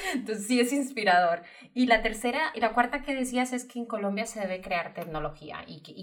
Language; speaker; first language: Spanish; native; Spanish